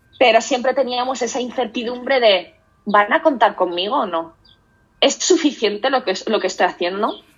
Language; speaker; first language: Spanish; early bilingual, other home language; Russian